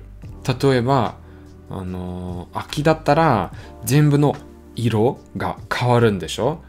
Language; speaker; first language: Japanese; non-native, learner; German